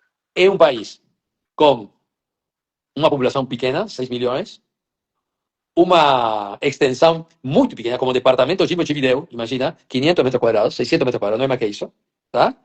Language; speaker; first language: Portuguese; non-native, fluent; Spanish